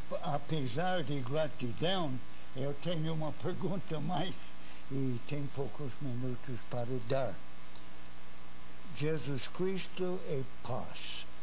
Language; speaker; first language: Portuguese; non-native, fluent; English